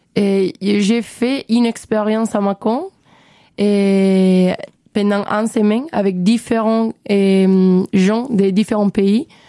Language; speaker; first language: French; non-native, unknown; Spanish